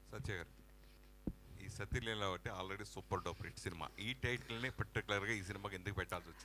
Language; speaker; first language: Telugu; native; Telugu